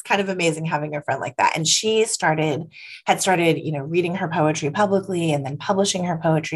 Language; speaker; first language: English; native; English